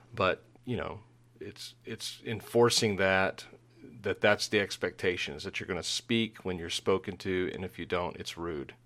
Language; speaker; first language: English; native; English